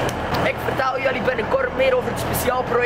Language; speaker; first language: Dutch; native; Dutch